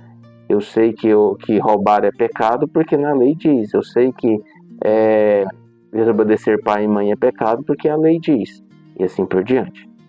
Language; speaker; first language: Portuguese; native; Portuguese